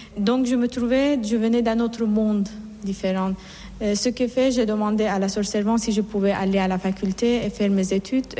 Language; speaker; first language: French; non-native, fluent; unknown